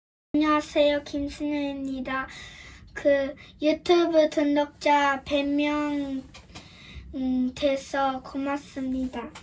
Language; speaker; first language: Korean; early bilingual, heritage; Japanese